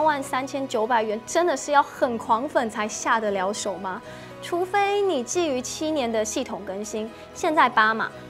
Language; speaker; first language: Chinese; native; Chinese